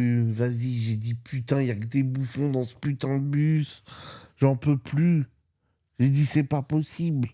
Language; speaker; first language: French; native; French